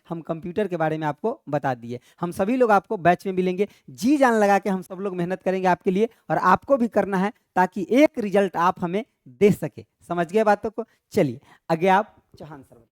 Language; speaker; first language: Hindi; native; Hindi